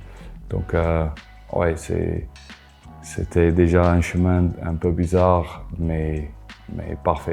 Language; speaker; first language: French; non-native, fluent; Afrikaans